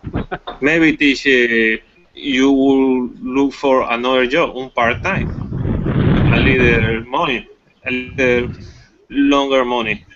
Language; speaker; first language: English; non-native, learner; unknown